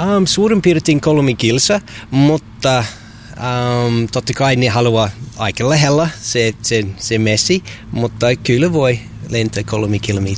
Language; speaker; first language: Finnish; non-native, learner; English